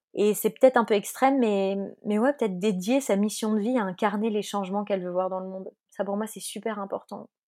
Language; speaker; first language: French; native; French